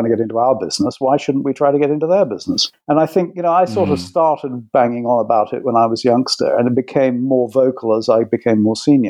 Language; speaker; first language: English; native; English